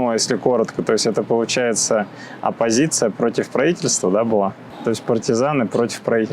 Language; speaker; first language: Russian; native; Russian